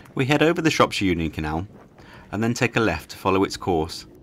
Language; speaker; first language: English; native; English